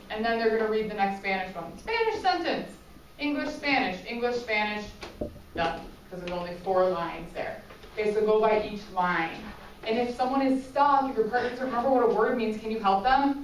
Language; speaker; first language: English; native; English